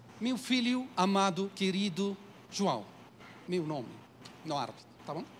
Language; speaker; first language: Portuguese; non-native, learner; Arabic